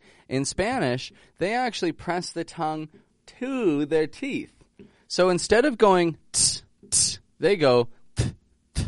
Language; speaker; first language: English; native; English